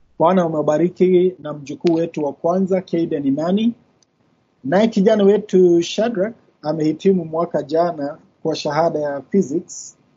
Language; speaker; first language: Swahili; non-native, local second language; Kikuyu